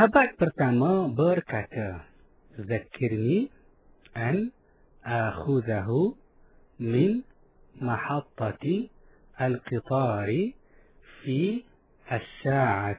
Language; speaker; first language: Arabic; non-native, fluent; Malay